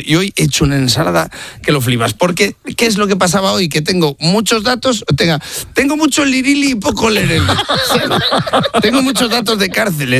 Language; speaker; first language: Spanish; native; Spanish